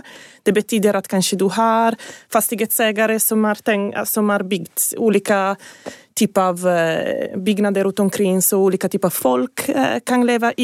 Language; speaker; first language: Swedish; non-native, fluent; Italian